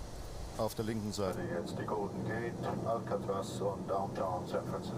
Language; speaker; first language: German; native; German